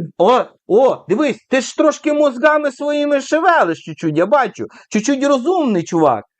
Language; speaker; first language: Ukrainian; native; Ukrainian